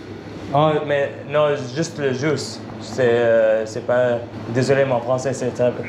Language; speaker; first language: French; non-native, learner; English